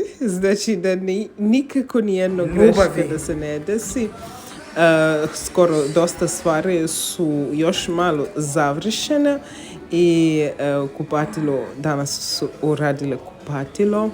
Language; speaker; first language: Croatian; non-native, learner; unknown